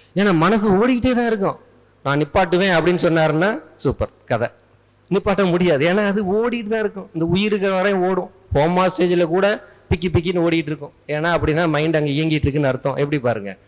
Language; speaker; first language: Tamil; native; Tamil